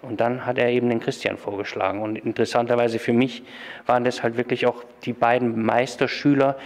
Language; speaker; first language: German; native; German